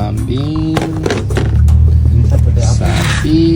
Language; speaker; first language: Indonesian; non-native, learner; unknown